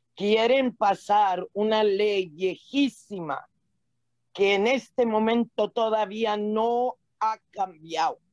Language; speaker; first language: Spanish; early bilingual, heritage; Spanish